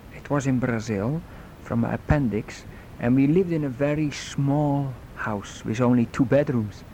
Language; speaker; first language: English; non-native, fluent; Dutch